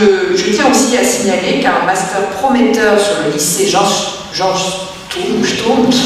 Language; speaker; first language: French; native; French